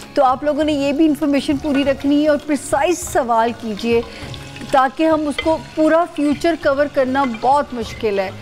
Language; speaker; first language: Urdu; native; Urdu